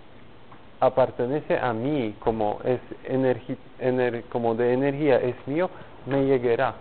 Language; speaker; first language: Spanish; non-native, learner; Polish